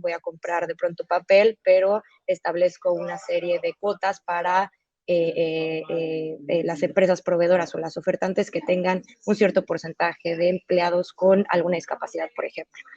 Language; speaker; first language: Spanish; native; Spanish